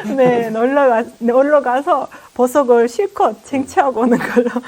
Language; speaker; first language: Korean; non-native, fluent; Azerbaijani